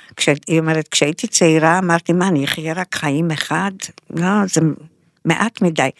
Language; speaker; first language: Hebrew; non-native, fluent; Romanian